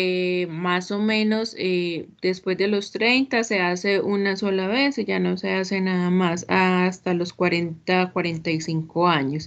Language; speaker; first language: Spanish; native; Spanish